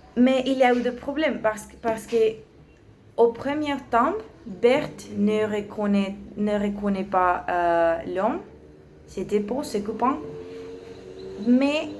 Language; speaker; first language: French; non-native, learner; Spanish